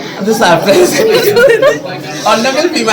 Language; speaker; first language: Malayalam; non-native, learner; Assamese